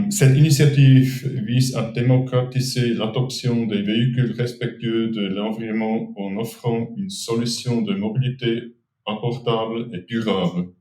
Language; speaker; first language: French; non-native, fluent; German